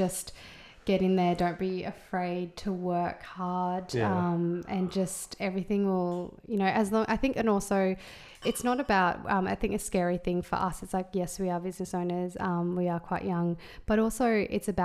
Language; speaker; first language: English; native; English